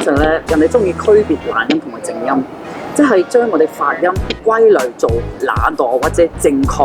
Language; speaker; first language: Cantonese; non-native, fluent; English